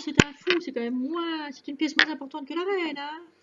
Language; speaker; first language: French; native; French